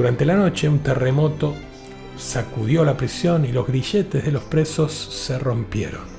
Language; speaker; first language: Spanish; native; Spanish